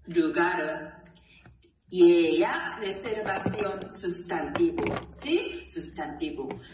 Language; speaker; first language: Spanish; non-native, learner; Korean